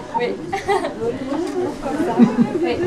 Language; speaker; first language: French; non-native, learner; German